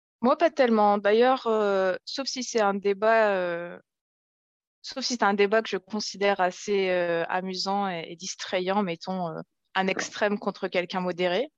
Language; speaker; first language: French; native; French